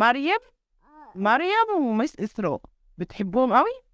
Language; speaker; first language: Arabic; native; Arabic